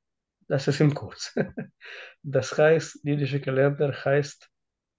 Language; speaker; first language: German; non-native, learner; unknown